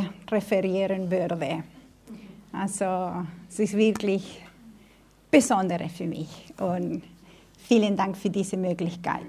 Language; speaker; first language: German; non-native, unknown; Spanish